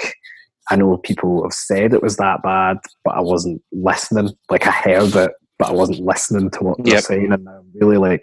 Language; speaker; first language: English; native; English